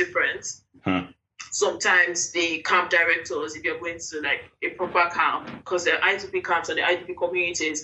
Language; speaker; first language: English; non-native, local second language; Yoruba